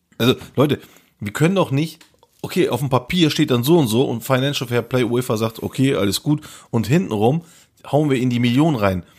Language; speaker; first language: German; early bilingual, other home language; Turkish